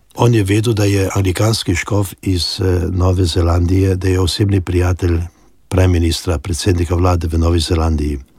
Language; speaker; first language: Slovenian; native; Slovenian